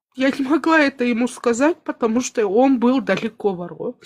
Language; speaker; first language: Russian; non-native, local second language; Kazakh